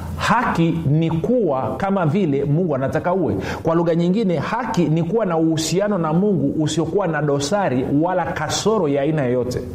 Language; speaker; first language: Swahili; native; Swahili